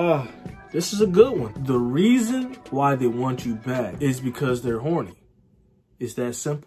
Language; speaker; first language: English; native; English